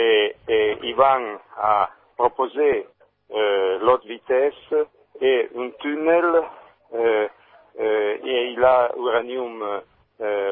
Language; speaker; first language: French; non-native, learner; Italian